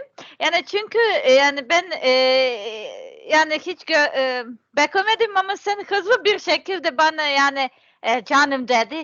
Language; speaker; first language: Turkish; non-native, learner; Serbian